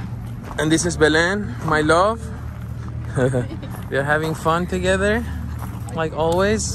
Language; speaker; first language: English; non-native, fluent; Persian